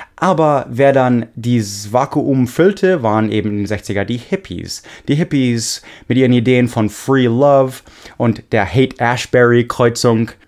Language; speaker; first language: German; non-native, fluent; English